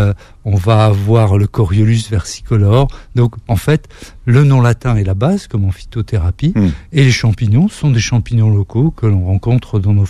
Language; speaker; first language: French; native; French